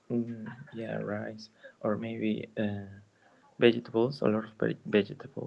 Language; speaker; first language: English; non-native, learner; Spanish